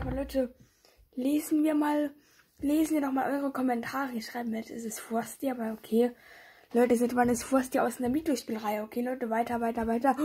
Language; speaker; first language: German; native; German